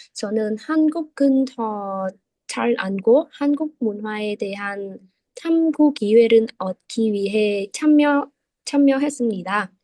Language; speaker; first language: Korean; non-native, fluent; Vietnamese